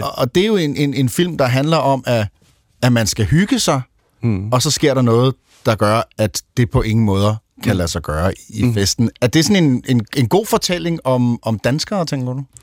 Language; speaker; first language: Danish; native; Danish